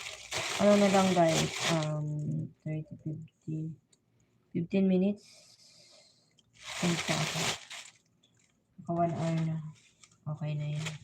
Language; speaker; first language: Filipino; non-native, local second language; Bikol